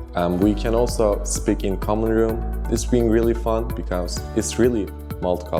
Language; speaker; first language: English; non-native, fluent; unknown